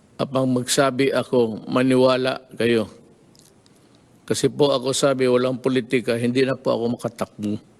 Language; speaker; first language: Filipino; non-native, local second language; Cebuano